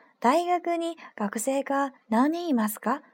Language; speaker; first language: Japanese; non-native, fluent; Chinese